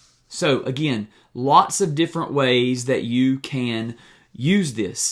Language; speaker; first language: English; native; English